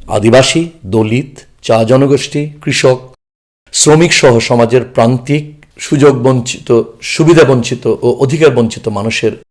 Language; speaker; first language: Bangla; non-native, local second language; Chakma